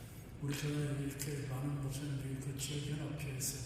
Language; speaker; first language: Korean; native; Korean